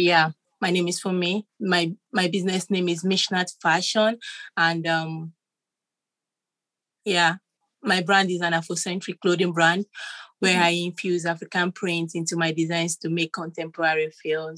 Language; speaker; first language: English; non-native, local second language; Yoruba